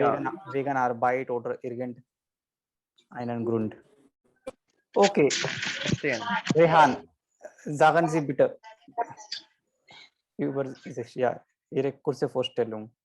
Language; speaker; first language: German; non-native, fluent; Hindi